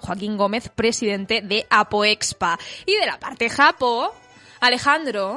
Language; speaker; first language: Spanish; native; Spanish